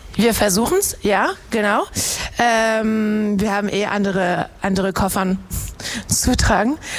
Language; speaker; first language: German; non-native, fluent; French